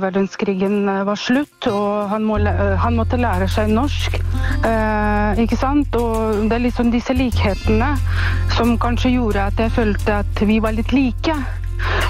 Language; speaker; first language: Norwegian; non-native, fluent; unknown